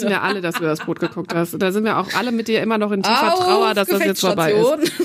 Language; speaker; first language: German; native; German